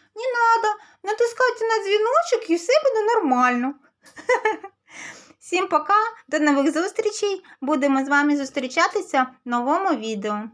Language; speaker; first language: Ukrainian; native; Ukrainian